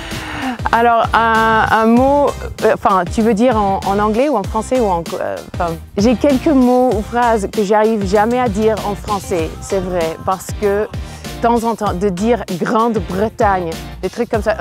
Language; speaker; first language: French; non-native, fluent; English